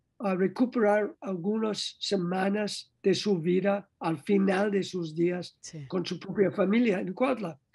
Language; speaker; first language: Spanish; non-native, learner; English